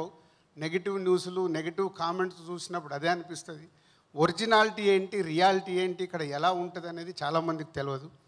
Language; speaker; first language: Telugu; native; Telugu